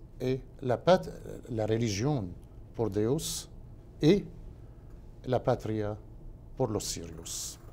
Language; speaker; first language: Portuguese; non-native, learner; Spanish